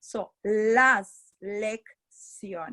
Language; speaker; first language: Spanish; non-native, fluent; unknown